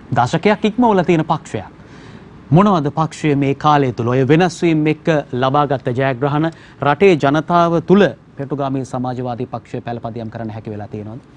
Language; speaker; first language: Sinhala; native; Sinhala